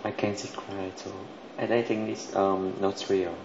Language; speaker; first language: English; non-native, learner; Vietnamese